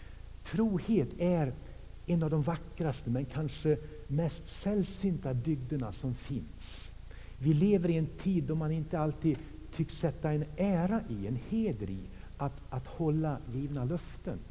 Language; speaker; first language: Swedish; native; Swedish